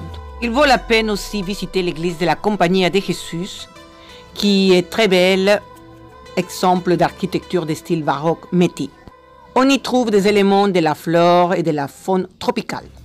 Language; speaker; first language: French; non-native, fluent; Spanish